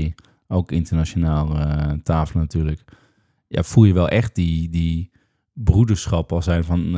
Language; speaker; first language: Dutch; native; Dutch